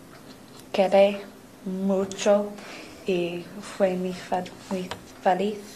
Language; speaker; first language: Spanish; non-native, learner; English